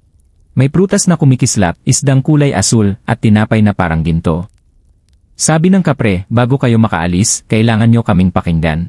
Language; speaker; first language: Filipino; native; Filipino